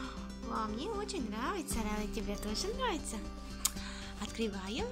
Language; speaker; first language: Russian; non-native, learner; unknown